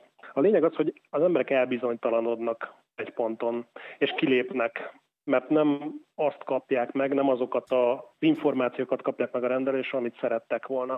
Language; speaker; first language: Hungarian; native; Hungarian